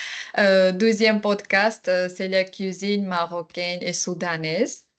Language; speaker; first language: French; non-native, learner; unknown